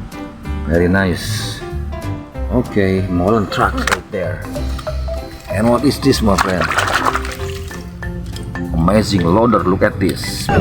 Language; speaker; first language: English; non-native, learner; Indonesian